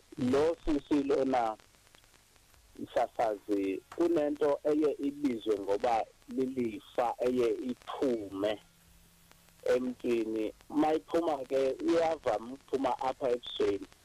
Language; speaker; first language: Zulu; non-native, local second language; Xhosa